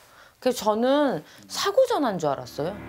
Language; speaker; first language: Korean; native; Korean